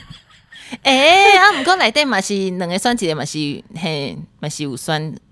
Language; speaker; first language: Min Nan Chinese; native; Min Nan Chinese